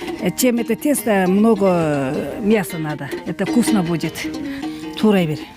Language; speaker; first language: Russian; non-native, learner; Kyrgyz